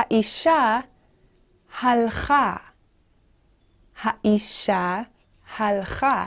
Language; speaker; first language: Hebrew; non-native, fluent; English